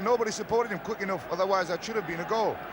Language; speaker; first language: English; native; English